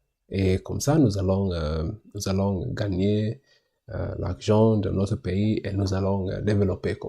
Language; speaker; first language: French; non-native, learner; English